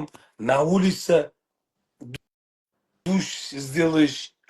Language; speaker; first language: Russian; non-native, learner; Uzbek